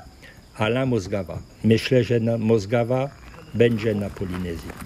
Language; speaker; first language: Polish; early bilingual, heritage; French